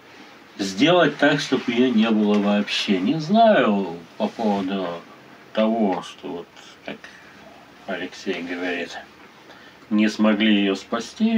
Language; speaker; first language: Russian; native; Russian